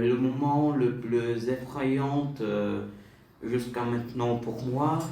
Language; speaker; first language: French; non-native, learner; Bulgarian